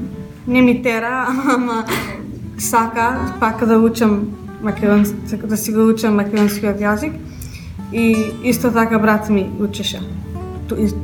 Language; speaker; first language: Macedonian; early bilingual, heritage; Macedonian